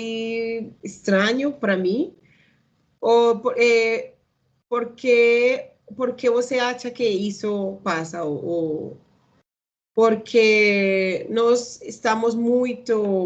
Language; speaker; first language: Portuguese; non-native, learner; Spanish